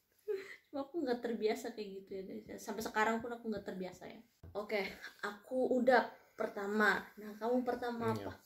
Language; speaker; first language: Indonesian; non-native, local second language; Javanese